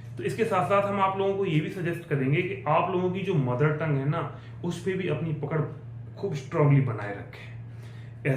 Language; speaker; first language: Hindi; native; Hindi